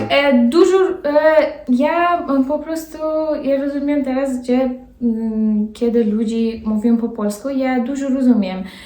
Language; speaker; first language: Polish; non-native, learner; Persian